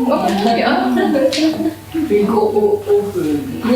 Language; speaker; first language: English; non-native, learner; Japanese